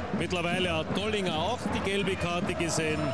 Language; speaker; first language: German; native; German